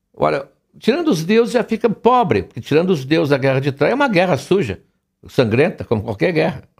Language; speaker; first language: Portuguese; native; Portuguese